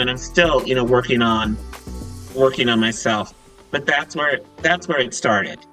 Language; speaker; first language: English; native; English